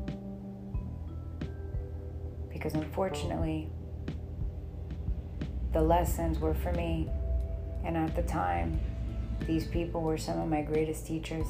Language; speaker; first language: English; native; English